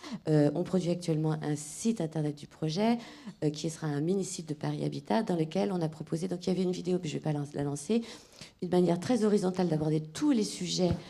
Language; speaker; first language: French; native; French